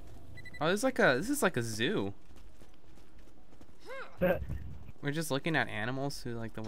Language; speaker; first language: English; native; English